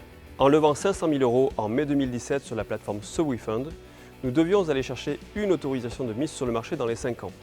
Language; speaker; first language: French; native; French